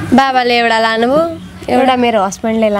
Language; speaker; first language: Nepali; native; Nepali